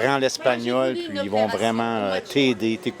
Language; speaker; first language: French; native; French